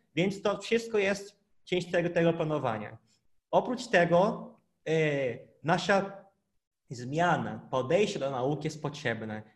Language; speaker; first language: Polish; non-native, fluent; Portuguese